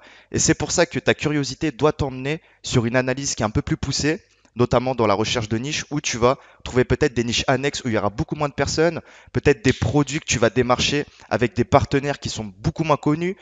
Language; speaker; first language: French; native; French